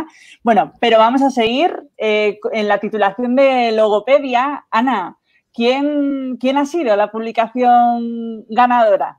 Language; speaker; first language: Spanish; native; Spanish